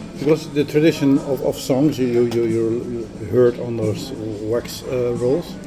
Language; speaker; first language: English; non-native, fluent; Dutch